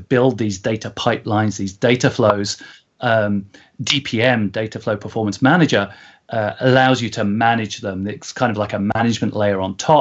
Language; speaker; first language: English; native; English